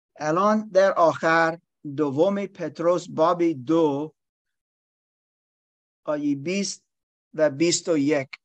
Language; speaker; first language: Persian; non-native, learner; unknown